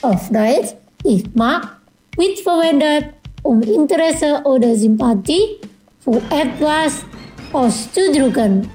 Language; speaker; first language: German; non-native, fluent; Indonesian